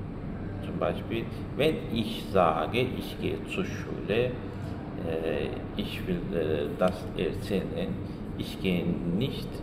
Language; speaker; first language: German; non-native, fluent; Azerbaijani